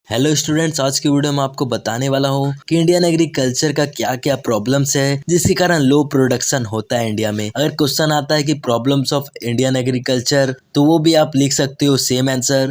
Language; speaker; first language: Hindi; native; Hindi